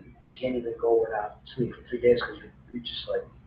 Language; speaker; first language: English; native; English